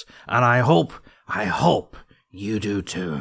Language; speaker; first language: English; native; English